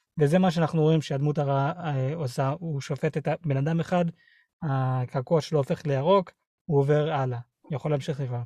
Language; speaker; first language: Hebrew; early bilingual, other home language; English